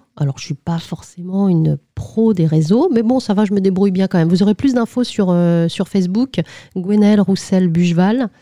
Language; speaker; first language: French; native; French